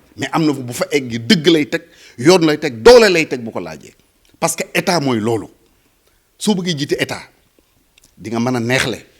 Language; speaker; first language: Wolof; native; Wolof